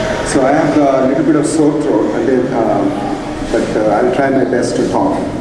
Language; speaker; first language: English; non-native, local second language; Telugu